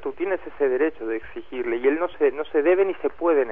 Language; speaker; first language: Spanish; native; Spanish